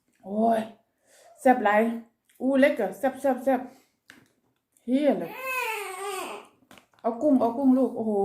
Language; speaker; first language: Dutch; non-native, learner; Thai